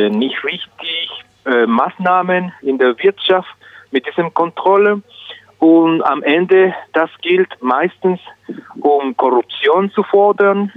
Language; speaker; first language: German; non-native, learner; Spanish